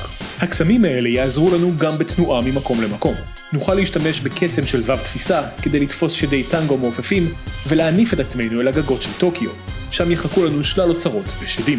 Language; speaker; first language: Hebrew; native; Hebrew